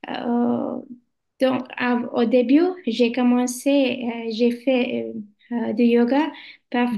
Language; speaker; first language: French; non-native, learner; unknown